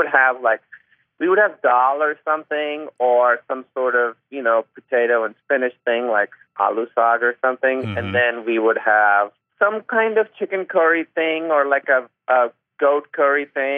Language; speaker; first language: English; non-native, local second language; Urdu